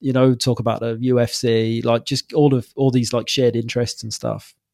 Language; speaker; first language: English; native; English